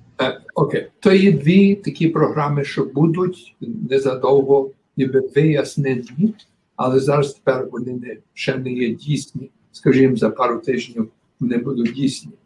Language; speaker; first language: Ukrainian; early bilingual, heritage; Ukrainian